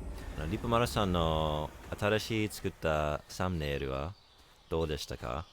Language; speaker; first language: Japanese; non-native, learner; English